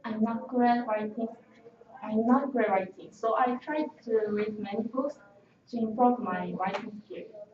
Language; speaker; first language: English; non-native, learner; Korean